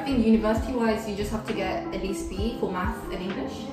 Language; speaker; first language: English; early bilingual, other home language; Korean